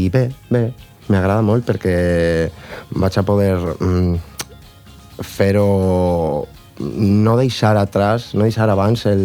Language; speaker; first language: Catalan; non-native, local second language; Spanish